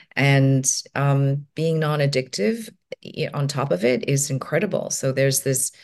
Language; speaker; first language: English; non-native, local second language; Cantonese